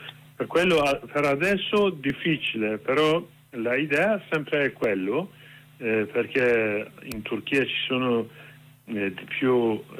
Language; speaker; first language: Italian; non-native, learner; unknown